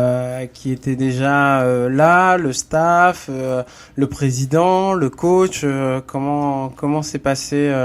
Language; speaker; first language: French; native; French